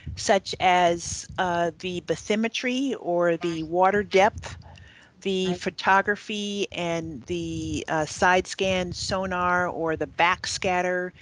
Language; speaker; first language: English; native; English